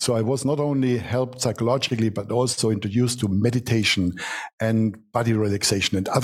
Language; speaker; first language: English; non-native, fluent; German